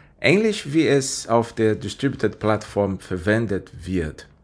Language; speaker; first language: German; non-native, fluent; Portuguese